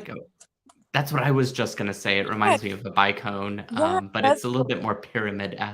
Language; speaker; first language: English; native; English